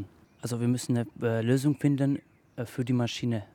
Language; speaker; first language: German; non-native, fluent; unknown